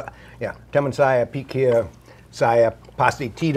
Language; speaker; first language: Indonesian; non-native, learner; English